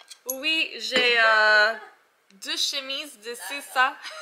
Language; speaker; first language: French; non-native, learner; English